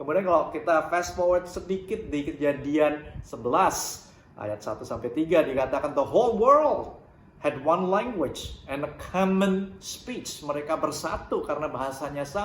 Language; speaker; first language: Indonesian; native; Indonesian